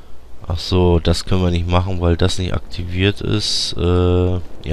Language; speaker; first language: German; native; German